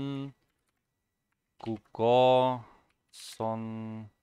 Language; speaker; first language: Korean; non-native, learner; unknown